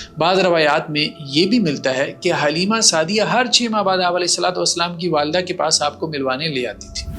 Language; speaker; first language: Urdu; native; Urdu